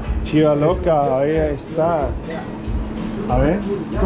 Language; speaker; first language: Spanish; non-native, learner; English